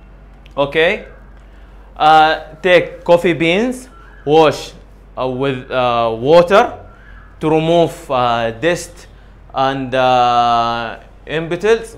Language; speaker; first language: English; non-native, learner; Arabic